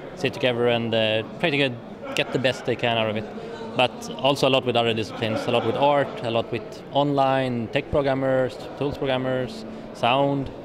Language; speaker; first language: English; non-native, fluent; Swedish